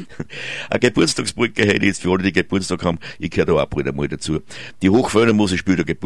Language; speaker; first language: German; native; German